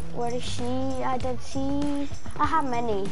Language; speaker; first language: English; non-native, learner; Portuguese